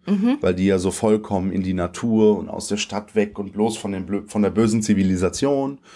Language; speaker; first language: German; native; German